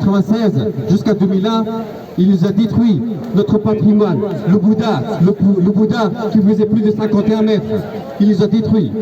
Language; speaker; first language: French; non-native, fluent; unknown